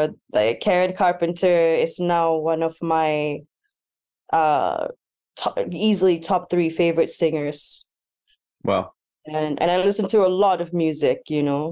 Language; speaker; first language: English; non-native, local second language; Malay